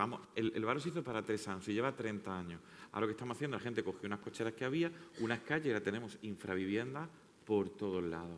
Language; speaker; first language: Spanish; native; Spanish